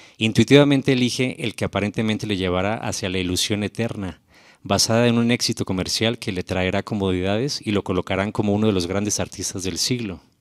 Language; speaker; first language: Spanish; native; Spanish